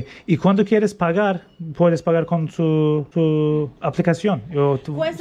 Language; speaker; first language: Spanish; non-native, learner; Turkish